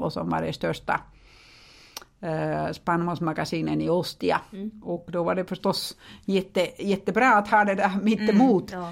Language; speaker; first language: Swedish; non-native, fluent; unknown